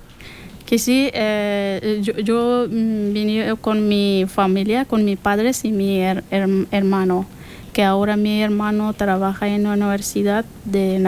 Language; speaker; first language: Spanish; non-native, learner; Persian